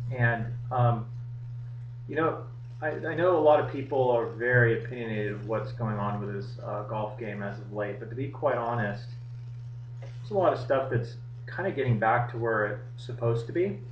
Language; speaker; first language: English; native; English